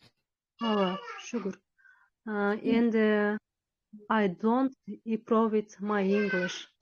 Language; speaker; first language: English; non-native, learner; Kyrgyz